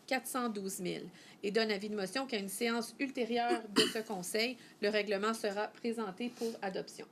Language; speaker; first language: French; native; French